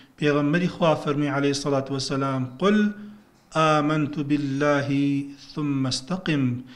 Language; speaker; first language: Central Kurdish; native; Central Kurdish